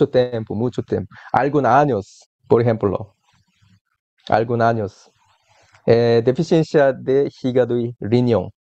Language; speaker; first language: Spanish; non-native, learner; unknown